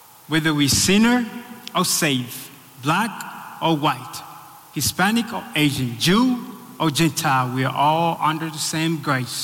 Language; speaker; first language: English; non-native, local second language; Rundi